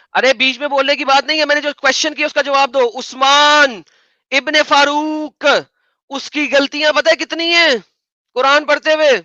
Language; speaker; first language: Urdu; native; Urdu